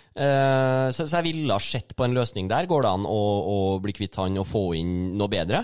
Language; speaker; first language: Norwegian; native; Norwegian